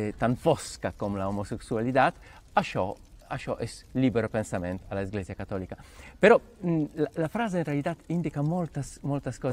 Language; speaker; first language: Catalan; non-native, fluent; Polish